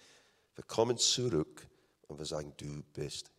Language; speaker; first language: German; non-native, fluent; English